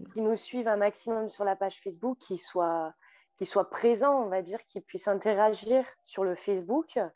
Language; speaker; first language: French; native; French